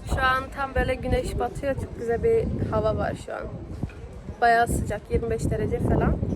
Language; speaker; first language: Turkish; early bilingual, heritage; Turkish